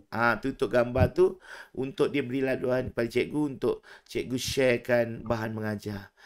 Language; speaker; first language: Malay; native; Malay